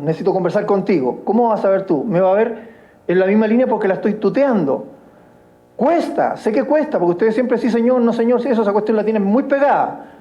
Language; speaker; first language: Spanish; native; Spanish